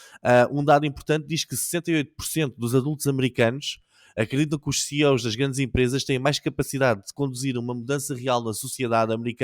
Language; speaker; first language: Portuguese; native; Portuguese